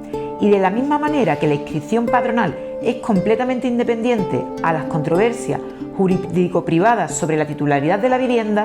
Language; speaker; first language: Spanish; native; Spanish